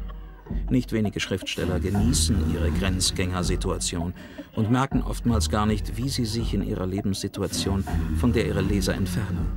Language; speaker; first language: German; native; German